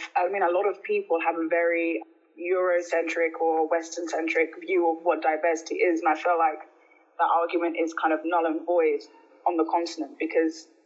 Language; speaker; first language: English; native; English